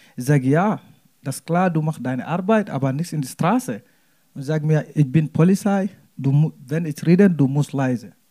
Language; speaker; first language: German; non-native, learner; Wolof